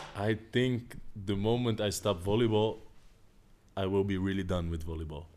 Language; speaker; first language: English; non-native, fluent; Dutch